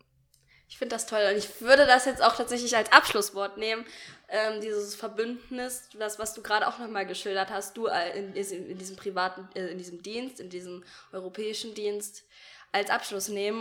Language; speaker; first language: German; native; German